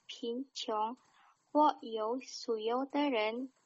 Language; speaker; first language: Chinese; non-native, learner; Indonesian